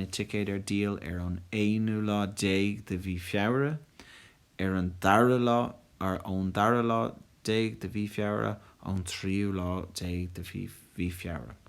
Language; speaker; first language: Irish; non-native, local second language; English